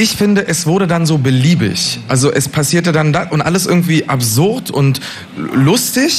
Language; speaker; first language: German; native; German